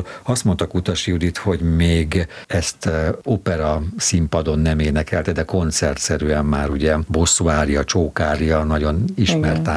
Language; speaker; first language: Hungarian; native; Hungarian